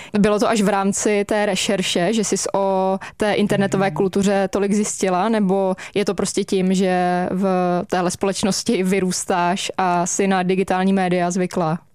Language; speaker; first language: Czech; native; Czech